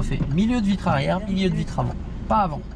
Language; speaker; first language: French; native; French